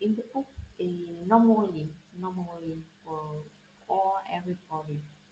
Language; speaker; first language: English; non-native, learner; Vietnamese